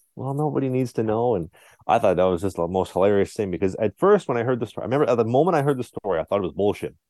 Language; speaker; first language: English; native; English